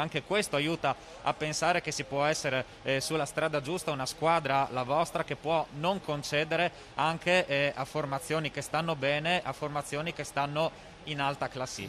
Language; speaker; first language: Italian; native; Italian